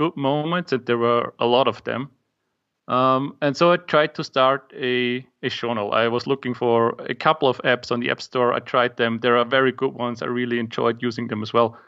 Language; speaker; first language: English; non-native, fluent; German